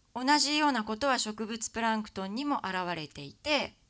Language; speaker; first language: Japanese; native; Japanese